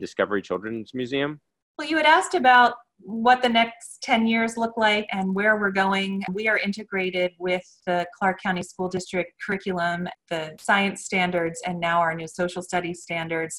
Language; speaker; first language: English; native; English